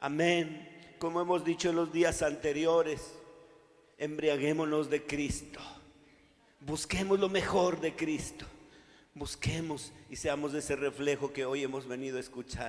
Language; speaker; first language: Spanish; native; Spanish